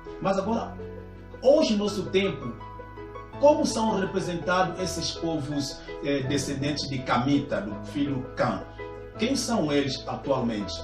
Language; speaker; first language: Portuguese; native; Portuguese